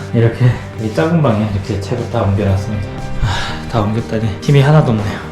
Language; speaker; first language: Korean; native; Korean